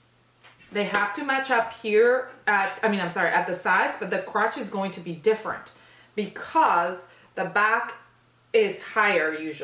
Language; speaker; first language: English; native; English